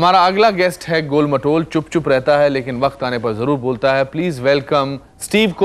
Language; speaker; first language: Hindi; native; Hindi